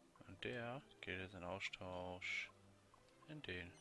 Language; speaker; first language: German; native; German